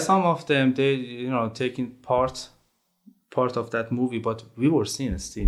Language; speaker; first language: English; non-native, learner; Persian